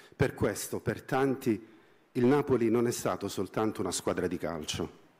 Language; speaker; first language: Italian; native; Italian